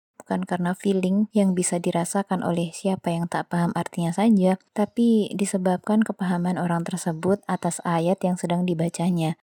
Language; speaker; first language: Indonesian; non-native, local second language; Javanese